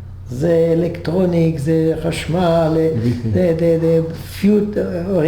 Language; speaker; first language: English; non-native, learner; French